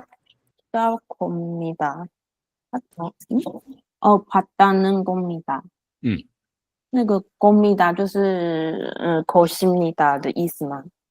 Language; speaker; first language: Korean; non-native, learner; Chinese